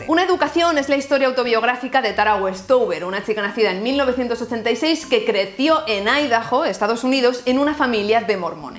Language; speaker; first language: Spanish; native; Spanish